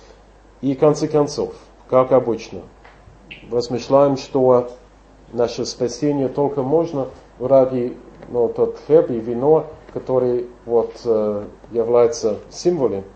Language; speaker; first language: Russian; non-native, fluent; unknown